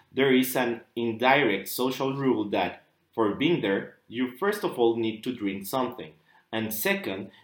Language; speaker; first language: English; non-native, fluent; Spanish